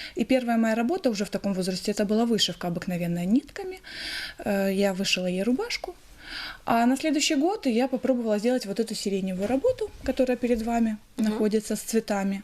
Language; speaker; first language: Russian; native; Russian